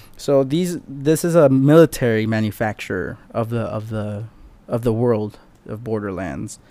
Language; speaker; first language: English; early bilingual, other home language; Spanish